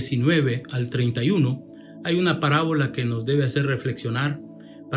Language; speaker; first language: Spanish; native; Spanish